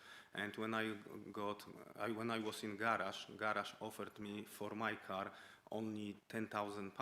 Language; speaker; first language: English; non-native, learner; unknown